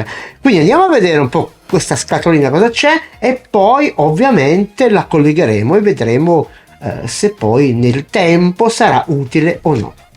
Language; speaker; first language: Italian; native; Italian